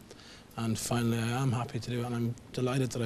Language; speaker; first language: English; native; English